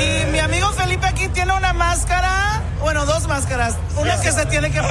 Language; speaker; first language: Spanish; early bilingual, heritage; Spanish